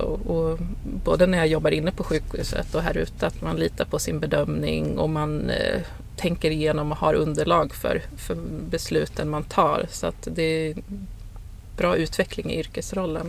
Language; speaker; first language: Swedish; native; Swedish